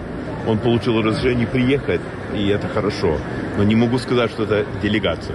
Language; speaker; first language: Russian; non-native, fluent; English